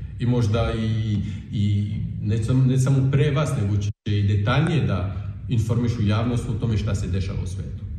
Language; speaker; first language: Serbian; non-native, fluent; French